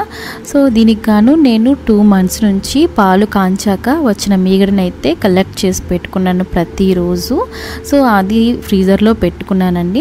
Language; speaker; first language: Telugu; native; Telugu